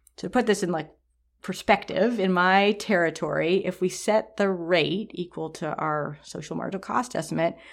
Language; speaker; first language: English; native; English